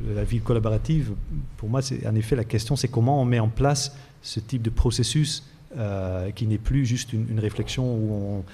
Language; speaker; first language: French; non-native, fluent; Dutch